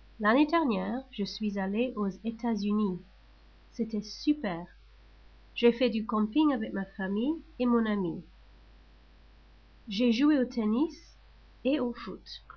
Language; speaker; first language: French; non-native, learner; English